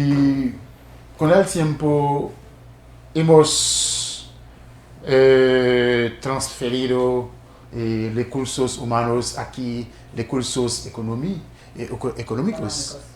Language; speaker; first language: Spanish; non-native, fluent; Haitian Creole